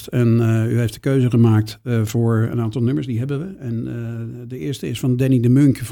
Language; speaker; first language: Dutch; native; Dutch